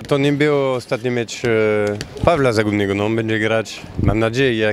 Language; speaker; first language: Polish; non-native, learner; French